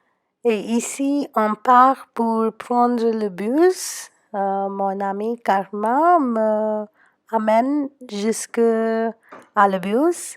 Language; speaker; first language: French; non-native, learner; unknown